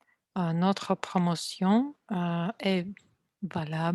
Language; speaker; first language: French; non-native, learner; Russian